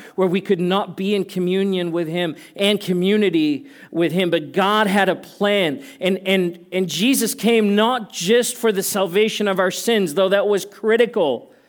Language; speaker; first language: English; native; English